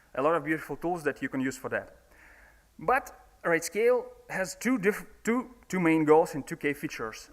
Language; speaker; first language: English; non-native, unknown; Russian